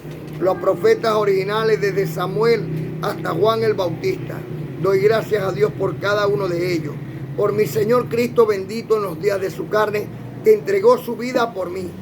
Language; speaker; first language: Spanish; native; Spanish